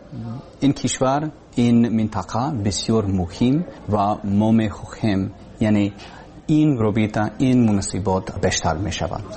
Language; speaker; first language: Persian; non-native, learner; English